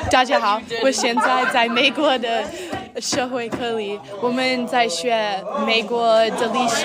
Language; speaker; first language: Chinese; non-native, learner; English